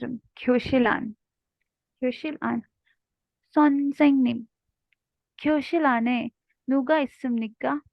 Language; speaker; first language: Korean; non-native, learner; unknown